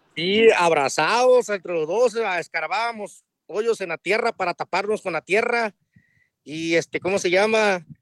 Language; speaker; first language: Spanish; native; Spanish